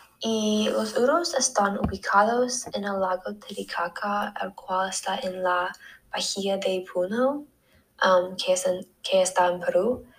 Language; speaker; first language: Spanish; non-native, learner; English